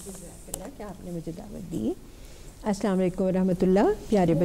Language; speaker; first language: Urdu; native; Urdu